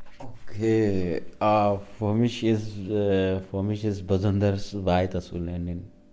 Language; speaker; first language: German; non-native, learner; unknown